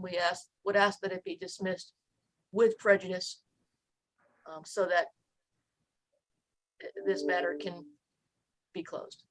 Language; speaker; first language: English; native; English